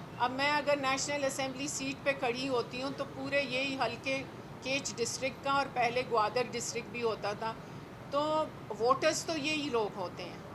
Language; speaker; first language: Urdu; non-native, local second language; Baluchi